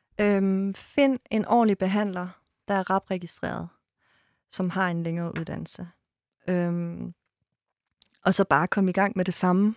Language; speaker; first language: Danish; early bilingual, other home language; Persian